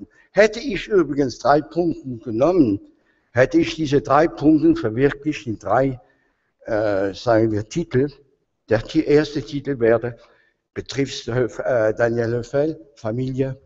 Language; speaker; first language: German; non-native, fluent; French